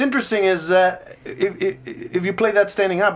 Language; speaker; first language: English; non-native, fluent; Spanish